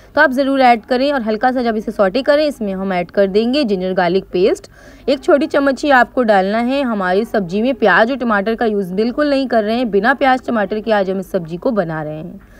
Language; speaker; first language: Hindi; native; Hindi